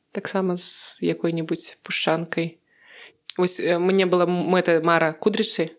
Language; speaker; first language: Belarusian; non-native, local second language; Russian